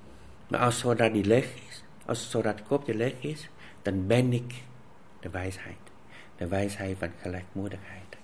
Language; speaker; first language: Dutch; non-native, fluent; Vietnamese